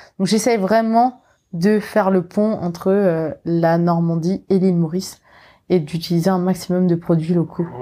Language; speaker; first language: French; non-native, local second language; Morisyen